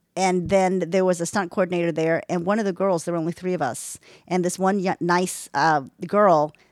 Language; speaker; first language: English; native; English